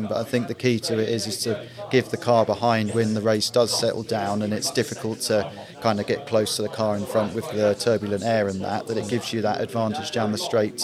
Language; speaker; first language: English; native; English